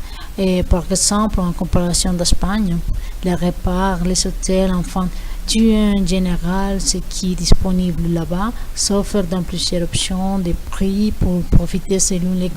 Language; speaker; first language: French; non-native, learner; Spanish